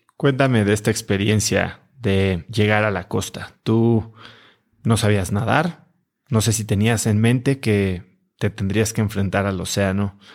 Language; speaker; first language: Spanish; native; Spanish